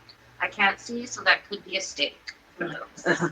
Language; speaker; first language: English; native; English